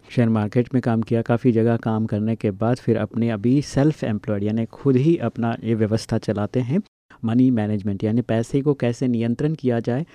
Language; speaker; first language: Hindi; native; Hindi